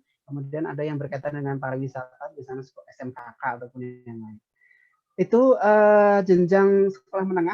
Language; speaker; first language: Indonesian; native; Indonesian